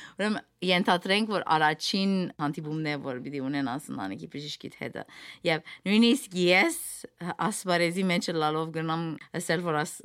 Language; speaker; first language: Armenian; early bilingual, heritage; Armenian